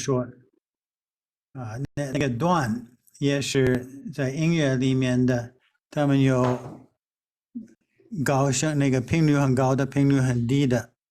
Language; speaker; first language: Chinese; non-native, fluent; English